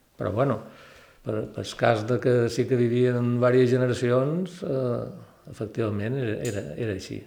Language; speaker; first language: Catalan; native; Catalan